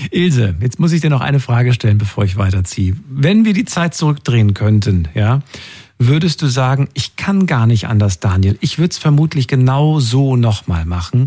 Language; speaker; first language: German; native; German